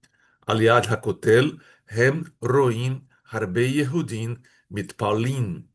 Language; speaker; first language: Hebrew; non-native, fluent; Portuguese